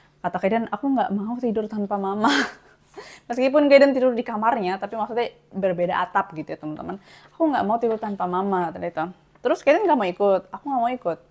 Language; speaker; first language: Indonesian; native; Indonesian